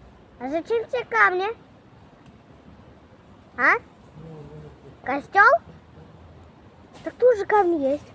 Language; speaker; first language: Russian; native; Russian